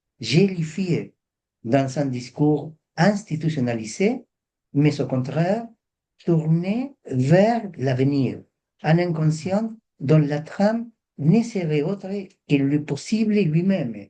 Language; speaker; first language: French; non-native, fluent; Spanish